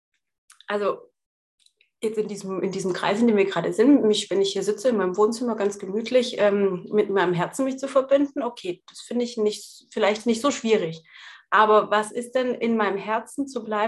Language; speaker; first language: German; native; German